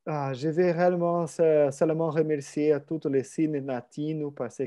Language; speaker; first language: French; non-native, fluent; Portuguese